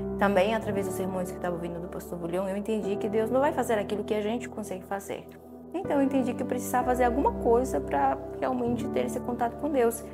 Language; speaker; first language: Portuguese; non-native, fluent; Spanish